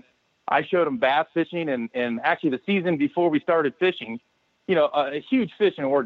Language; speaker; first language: English; native; English